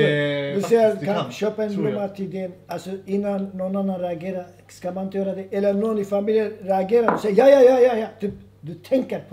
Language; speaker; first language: Swedish; non-native, fluent; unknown